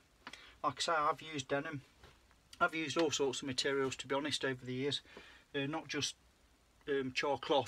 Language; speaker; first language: English; native; English